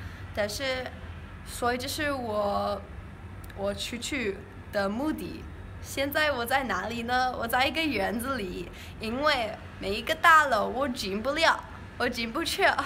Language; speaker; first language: Chinese; non-native, learner; English